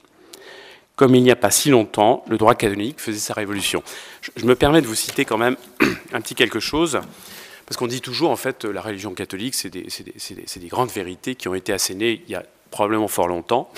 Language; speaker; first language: French; native; French